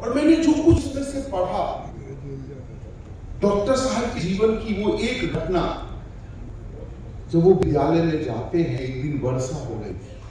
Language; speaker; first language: Hindi; native; Hindi